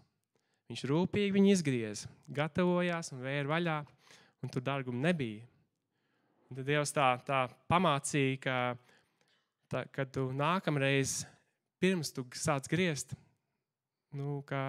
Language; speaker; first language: Latvian; native; Latvian